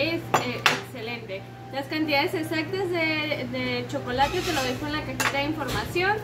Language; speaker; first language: Spanish; native; Spanish